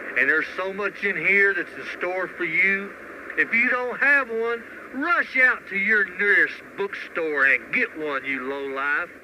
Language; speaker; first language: English; native; English